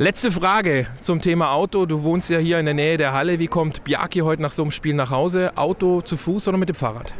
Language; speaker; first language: German; native; German